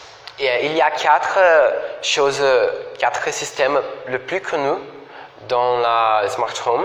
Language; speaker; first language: French; non-native, fluent; Portuguese